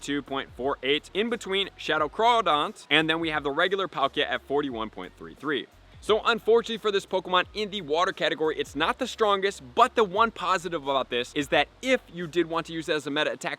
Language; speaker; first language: English; native; English